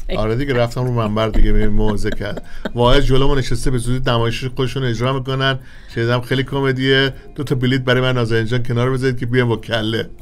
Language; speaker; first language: Persian; native; Persian